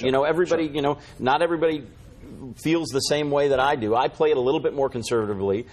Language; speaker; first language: English; native; English